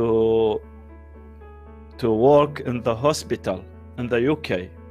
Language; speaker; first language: English; non-native, learner; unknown